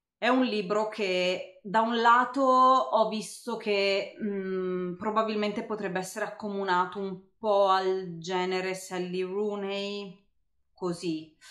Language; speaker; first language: Italian; native; Italian